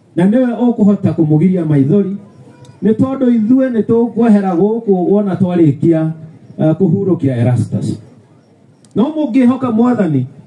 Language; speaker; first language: Kikuyu; native; Kikuyu